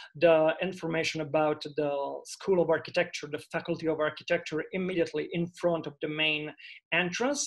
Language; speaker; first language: English; non-native, fluent; Italian